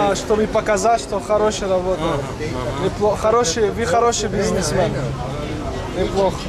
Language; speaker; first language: Russian; non-native, learner; Arabic